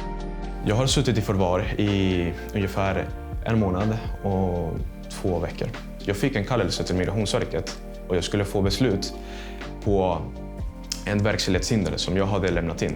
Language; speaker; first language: Swedish; non-native, fluent; Spanish